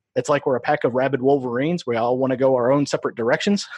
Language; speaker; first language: English; native; English